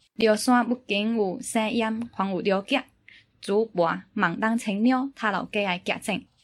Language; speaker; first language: Chinese; non-native, local second language; Min Nan Chinese